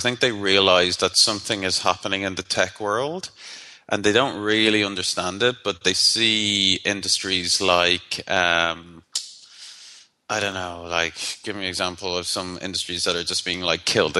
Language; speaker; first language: English; native; English